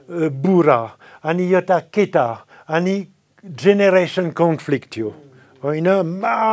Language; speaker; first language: Nepali; non-native, fluent; French